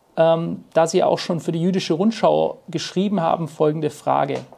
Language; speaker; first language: German; native; German